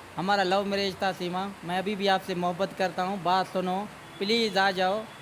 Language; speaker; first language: Urdu; non-native, local second language; Saraiki